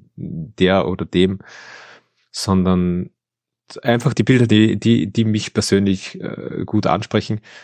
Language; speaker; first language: German; native; German